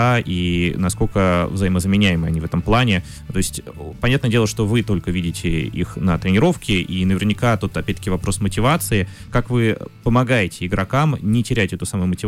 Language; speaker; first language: Russian; native; Russian